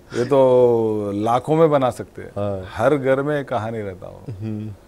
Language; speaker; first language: Hindi; non-native, local second language; Telugu